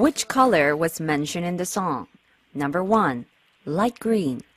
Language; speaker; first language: English; non-native, fluent; Korean